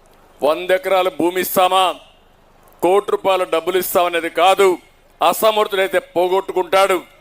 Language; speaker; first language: Telugu; native; Telugu